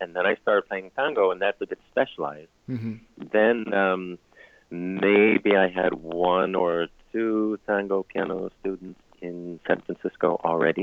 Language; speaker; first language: English; native; English